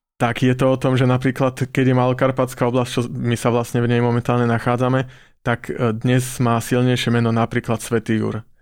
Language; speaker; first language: Slovak; native; Slovak